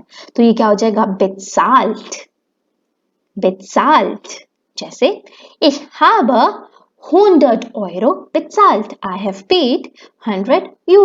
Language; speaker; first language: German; non-native, fluent; Hindi